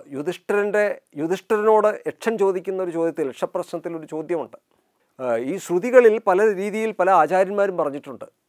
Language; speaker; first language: Malayalam; native; Malayalam